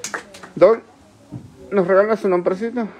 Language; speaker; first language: Spanish; native; Spanish